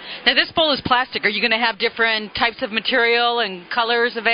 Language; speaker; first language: English; native; English